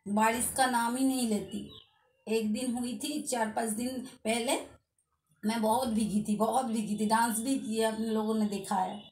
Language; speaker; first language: Hindi; non-native, local second language; Bangla